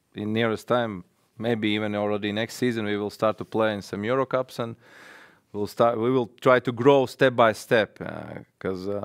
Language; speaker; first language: English; non-native, fluent; Latvian